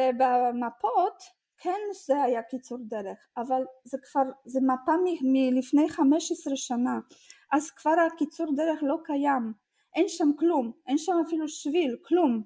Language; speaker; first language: Hebrew; non-native, fluent; Russian